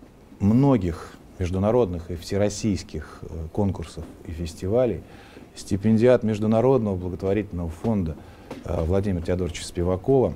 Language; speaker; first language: Russian; native; Russian